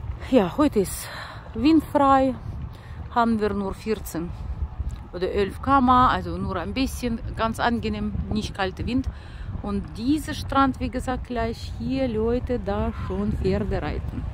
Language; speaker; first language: German; non-native, learner; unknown